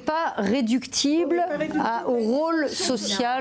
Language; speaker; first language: French; native; French